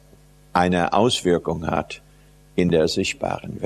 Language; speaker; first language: German; non-native, fluent; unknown